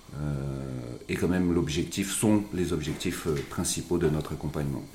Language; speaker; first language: French; native; French